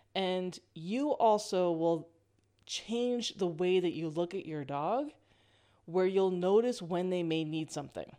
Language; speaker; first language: English; native; English